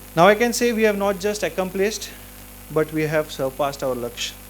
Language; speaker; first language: English; non-native, local second language; Marathi